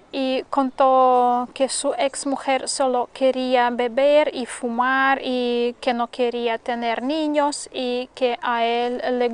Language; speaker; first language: Spanish; non-native, fluent; Russian